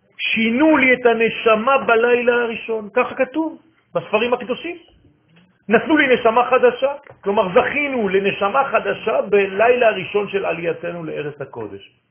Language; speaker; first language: Hebrew; non-native, fluent; French